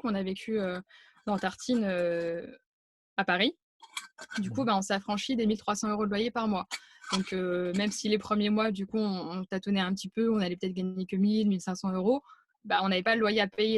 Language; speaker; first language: French; native; French